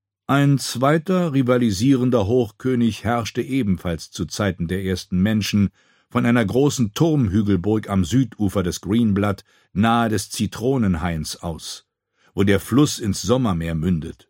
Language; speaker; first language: German; native; German